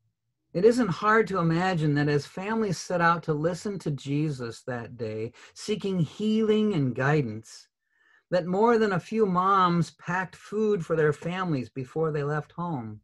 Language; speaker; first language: English; native; English